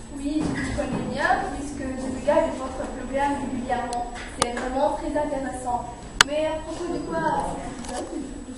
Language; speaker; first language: French; non-native, fluent; Arabic